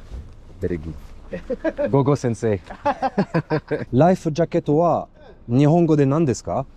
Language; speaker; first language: Japanese; non-native, learner; French